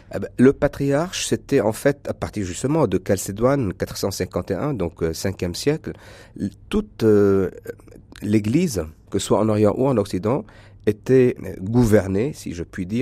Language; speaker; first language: French; non-native, local second language; Arabic